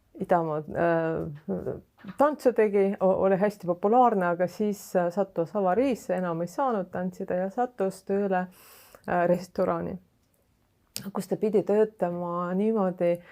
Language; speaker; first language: Estonian; non-native, local second language; Russian